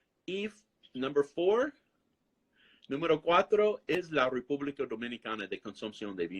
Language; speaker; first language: Spanish; non-native, fluent; English